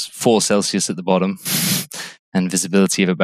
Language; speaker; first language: English; native; English